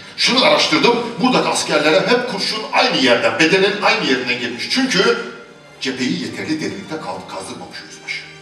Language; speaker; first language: Turkish; native; Turkish